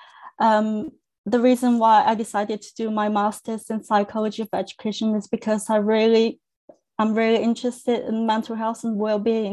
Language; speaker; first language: English; non-native, fluent; Chinese